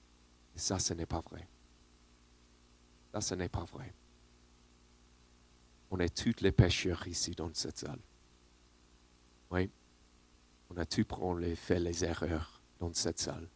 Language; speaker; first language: French; non-native, learner; English